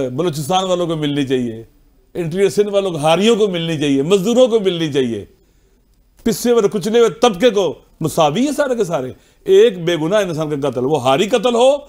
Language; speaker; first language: Urdu; non-native, local second language; Punjabi